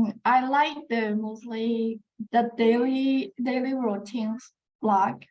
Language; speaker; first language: English; non-native, learner; Burmese